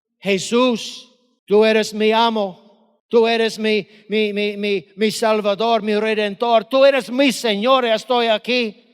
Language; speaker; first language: Spanish; non-native, fluent; English